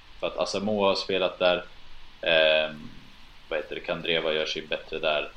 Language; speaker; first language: Swedish; early bilingual, other home language; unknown